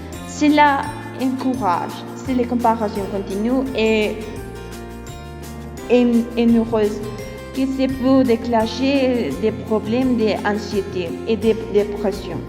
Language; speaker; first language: French; non-native, learner; Spanish